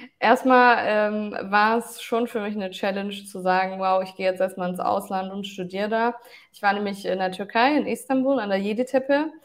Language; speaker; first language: German; early bilingual, other home language; Turkish